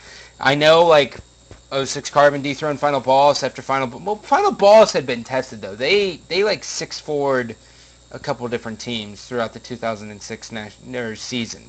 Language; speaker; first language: English; native; English